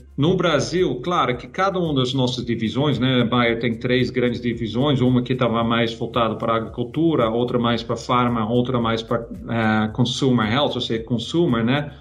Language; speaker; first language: Portuguese; non-native, fluent; Dutch